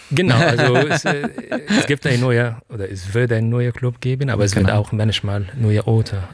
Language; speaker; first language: German; non-native, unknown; Arabic